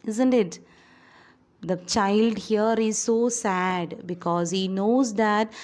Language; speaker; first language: English; non-native, local second language; Malayalam